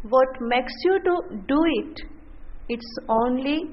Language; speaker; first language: English; non-native, local second language; Gujarati